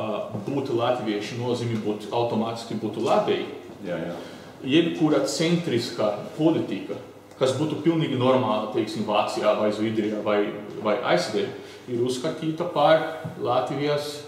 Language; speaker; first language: Latvian; early bilingual, heritage; Latvian